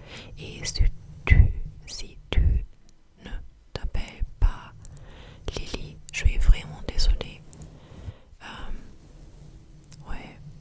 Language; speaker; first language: French; non-native, fluent; English